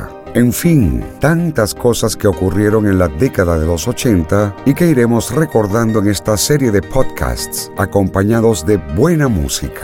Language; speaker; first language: Spanish; native; Spanish